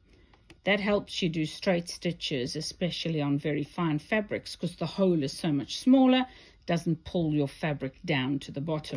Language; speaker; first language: English; native; English